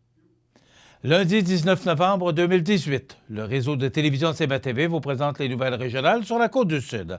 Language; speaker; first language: French; native; French